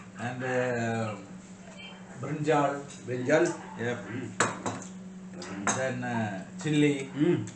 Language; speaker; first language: English; non-native, learner; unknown